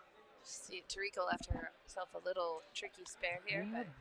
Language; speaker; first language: English; native; English